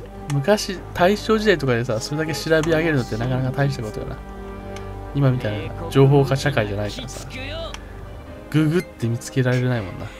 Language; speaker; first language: Japanese; native; Japanese